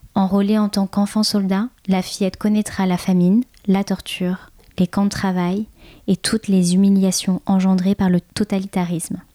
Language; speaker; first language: French; early bilingual, other home language; Khmer